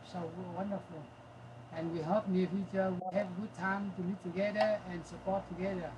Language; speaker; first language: English; non-native, learner; Vietnamese